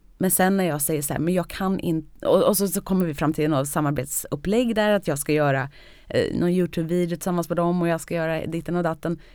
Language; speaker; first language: Swedish; native; Swedish